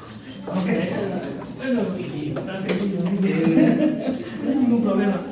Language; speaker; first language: Spanish; native; Spanish